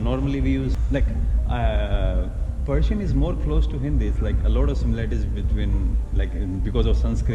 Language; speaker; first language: English; non-native, local second language; Hindi